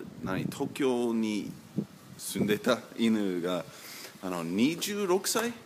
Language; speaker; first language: Japanese; non-native, learner; English